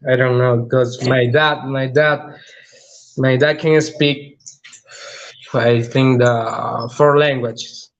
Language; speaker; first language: English; non-native, learner; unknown